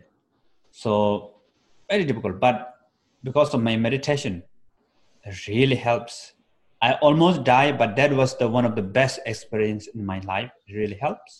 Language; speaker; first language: English; non-native, fluent; Tibetan